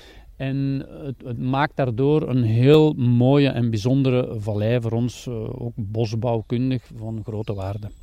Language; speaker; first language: Dutch; native; Dutch